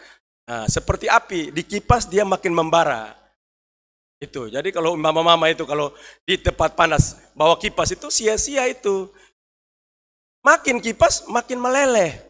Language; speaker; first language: Indonesian; native; Indonesian